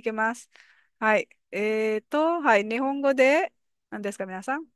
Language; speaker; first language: Japanese; non-native, fluent; Filipino